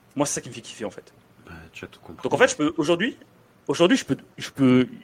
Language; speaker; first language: French; native; French